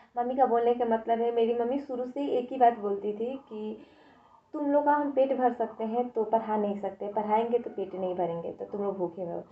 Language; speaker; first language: Hindi; native; Hindi